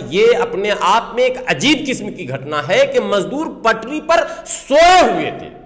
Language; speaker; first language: Hindi; native; Hindi